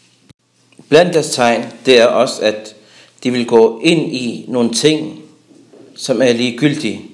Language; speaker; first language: Danish; early bilingual, other home language; Arabic